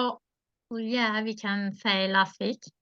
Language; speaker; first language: English; non-native, learner; Turkish